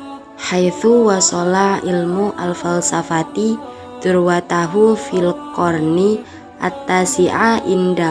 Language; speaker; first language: Arabic; non-native, learner; Indonesian